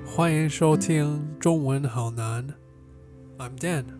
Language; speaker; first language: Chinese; non-native, fluent; English